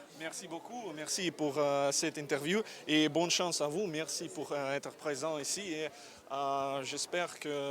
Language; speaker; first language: French; non-native, learner; Russian